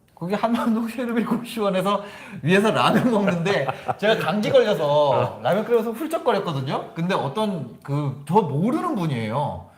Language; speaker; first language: Korean; native; Korean